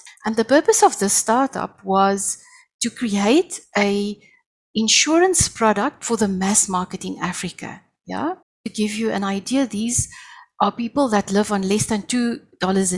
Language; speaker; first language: English; non-native, local second language; Afrikaans